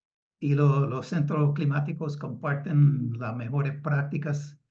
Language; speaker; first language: Spanish; non-native, fluent; English